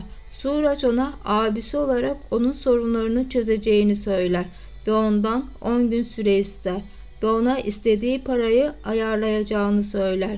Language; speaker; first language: Turkish; native; Turkish